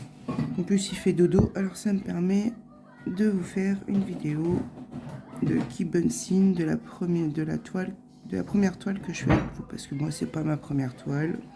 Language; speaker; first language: French; native; French